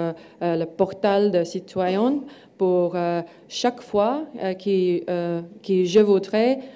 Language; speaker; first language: French; non-native, learner; Estonian